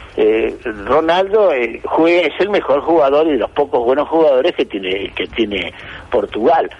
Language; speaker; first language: Spanish; native; Spanish